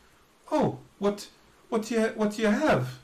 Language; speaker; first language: English; native; English